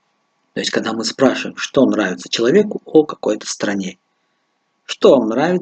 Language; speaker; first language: Russian; non-native, local second language; Tajik